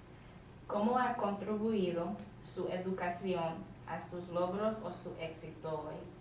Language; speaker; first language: Spanish; non-native, learner; English